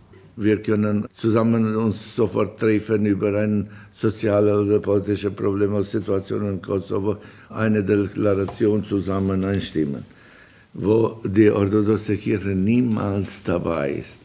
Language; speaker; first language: German; non-native, fluent; Albanian